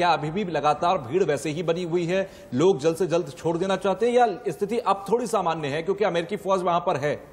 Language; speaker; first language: Hindi; native; Hindi